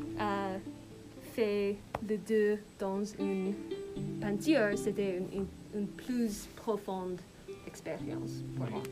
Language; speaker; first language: French; non-native, learner; English